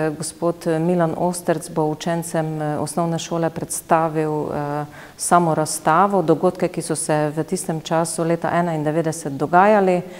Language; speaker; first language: Slovenian; native; Slovenian